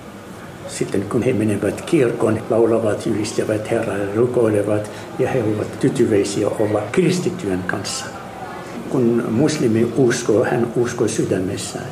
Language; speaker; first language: Finnish; non-native, fluent; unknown